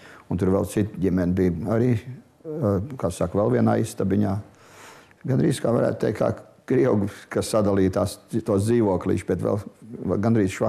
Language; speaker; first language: Latvian; early bilingual, heritage; Latvian